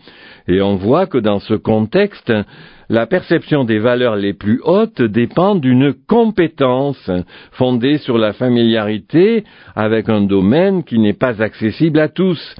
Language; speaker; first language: French; native; French